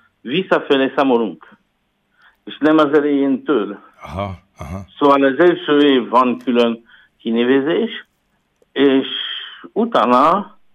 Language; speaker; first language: Hungarian; non-native, learner; French